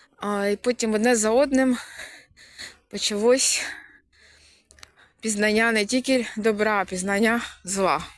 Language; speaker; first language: Ukrainian; native; Ukrainian